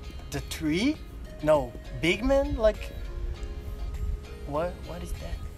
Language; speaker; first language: English; non-native, fluent; Portuguese